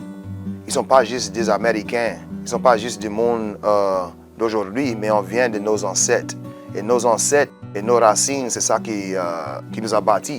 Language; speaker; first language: French; non-native, local second language; English